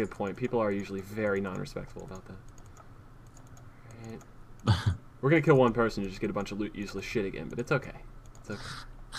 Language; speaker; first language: English; native; English